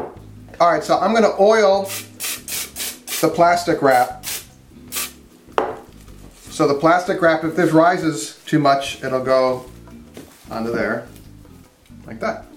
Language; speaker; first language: English; native; English